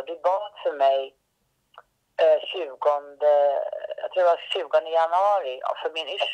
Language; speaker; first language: Swedish; native; Swedish